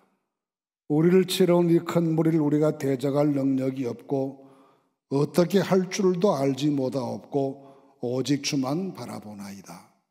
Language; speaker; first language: Korean; native; Korean